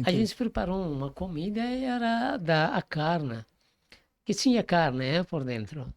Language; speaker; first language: Portuguese; non-native, fluent; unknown